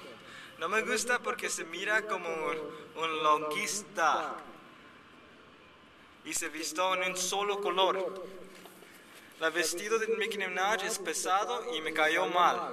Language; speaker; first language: Spanish; non-native, learner; English